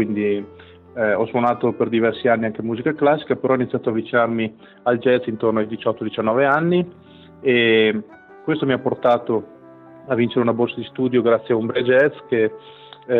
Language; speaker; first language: Italian; native; Italian